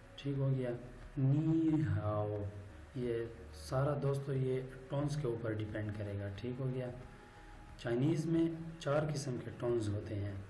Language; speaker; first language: Urdu; native; Urdu